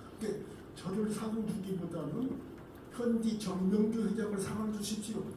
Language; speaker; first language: Korean; native; Korean